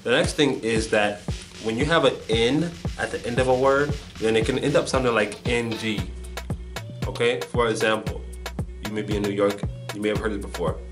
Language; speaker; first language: English; native; English